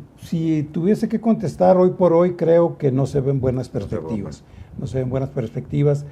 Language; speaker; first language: Spanish; native; Spanish